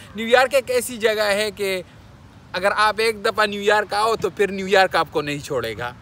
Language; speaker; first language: Urdu; non-native, local second language; Pashto